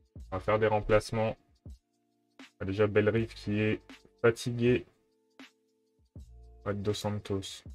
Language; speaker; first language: French; native; French